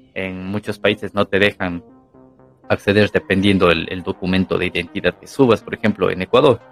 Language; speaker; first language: Spanish; native; Spanish